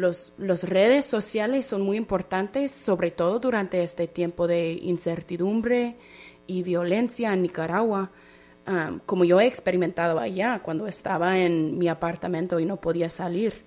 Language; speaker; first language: Spanish; non-native, fluent; English